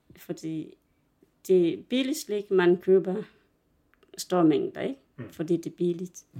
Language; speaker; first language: Danish; non-native, fluent; Swahili